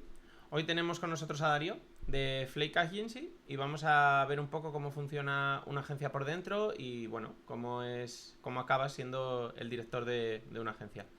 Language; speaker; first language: Spanish; native; Spanish